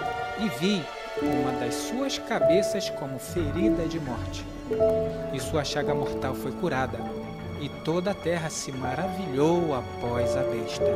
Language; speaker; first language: Portuguese; native; Portuguese